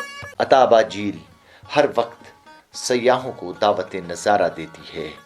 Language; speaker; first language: Urdu; native; Urdu